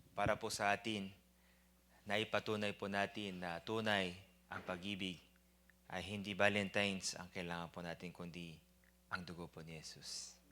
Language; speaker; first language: Filipino; non-native, fluent; Korean